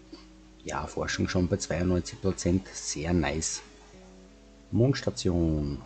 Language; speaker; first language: German; native; German